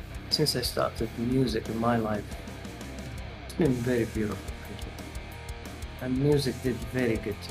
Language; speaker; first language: English; non-native, fluent; Arabic